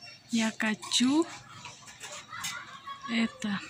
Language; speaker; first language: Russian; non-native, learner; Indonesian